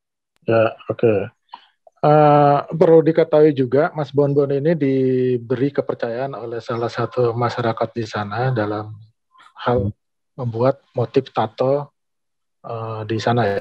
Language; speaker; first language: Indonesian; native; Indonesian